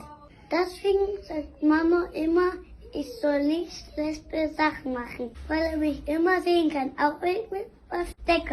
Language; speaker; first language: German; early bilingual, other home language; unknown